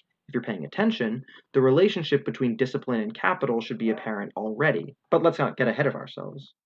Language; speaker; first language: English; native; English